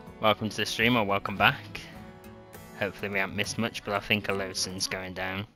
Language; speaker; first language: English; native; English